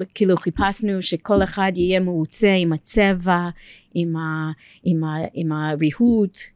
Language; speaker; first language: Hebrew; non-native, fluent; English